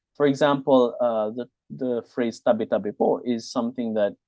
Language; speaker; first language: English; non-native, local second language; Hiligaynon